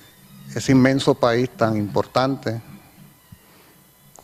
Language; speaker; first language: Spanish; native; Spanish